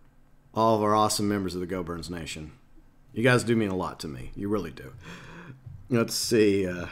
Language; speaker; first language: English; native; English